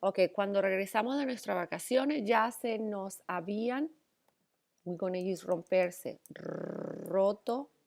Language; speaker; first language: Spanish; native; Spanish